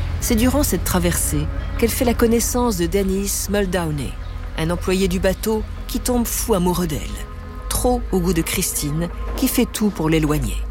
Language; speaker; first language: French; native; French